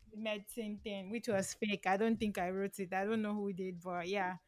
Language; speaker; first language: English; non-native, local second language; Yoruba